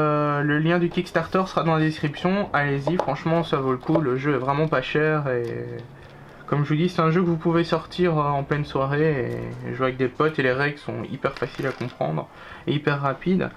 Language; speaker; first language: French; native; French